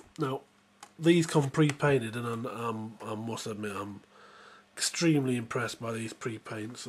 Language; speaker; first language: English; native; English